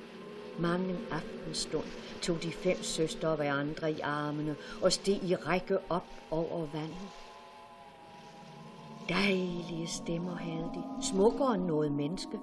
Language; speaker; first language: Danish; native; Danish